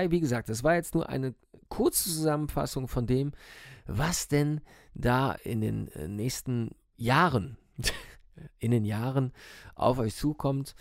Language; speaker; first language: German; native; German